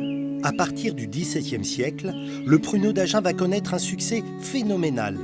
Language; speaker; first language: French; native; French